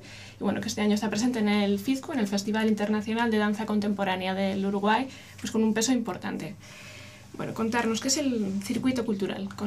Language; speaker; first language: Spanish; native; Spanish